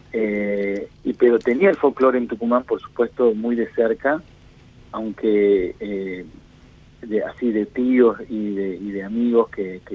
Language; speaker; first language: Spanish; native; Spanish